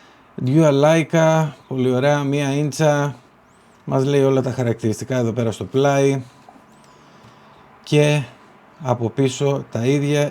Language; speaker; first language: Greek; native; Greek